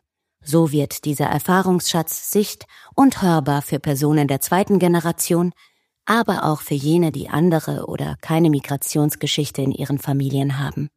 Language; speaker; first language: German; native; German